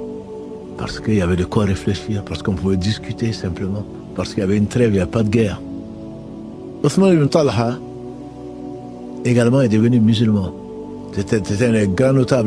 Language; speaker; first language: French; native; French